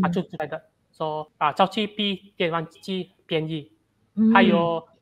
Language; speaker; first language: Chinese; non-native, learner; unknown